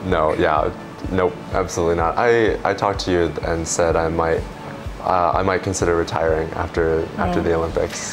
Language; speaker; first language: English; early bilingual, other home language; Chinese